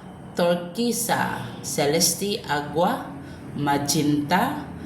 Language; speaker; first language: Spanish; non-native, learner; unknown